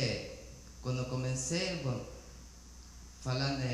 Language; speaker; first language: Portuguese; non-native, learner; Spanish